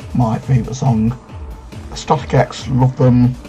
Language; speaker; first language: English; native; English